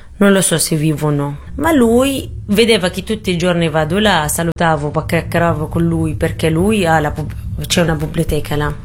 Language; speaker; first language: Italian; non-native, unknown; Arabic